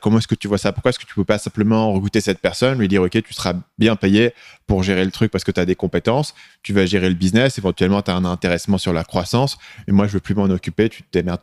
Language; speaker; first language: French; native; French